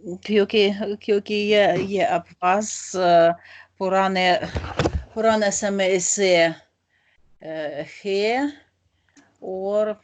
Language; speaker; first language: Hindi; non-native, learner; Russian